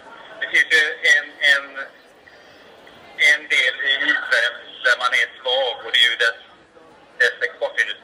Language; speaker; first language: Swedish; native; Swedish